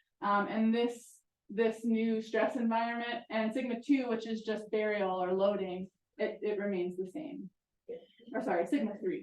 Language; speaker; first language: English; native; English